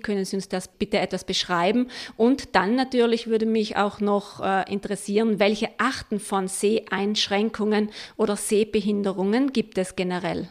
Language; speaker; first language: German; native; German